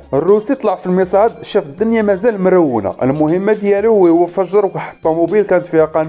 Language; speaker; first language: Arabic; native; Arabic